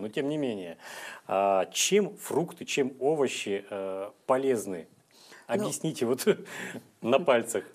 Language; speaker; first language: Russian; native; Russian